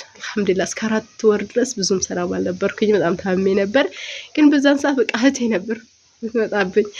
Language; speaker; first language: Amharic; non-native, local second language; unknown